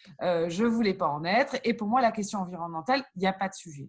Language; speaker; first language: French; native; French